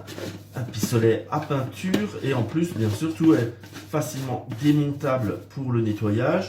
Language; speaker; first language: French; native; French